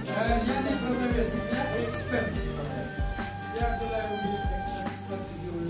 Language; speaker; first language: Russian; non-native, learner; Turkish